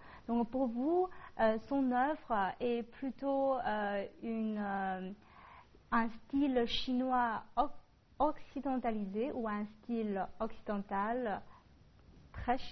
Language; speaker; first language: French; non-native, fluent; Chinese